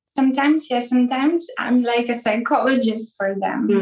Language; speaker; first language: English; non-native, fluent; Ukrainian